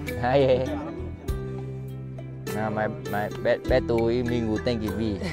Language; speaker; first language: Portuguese; non-native, learner; Vietnamese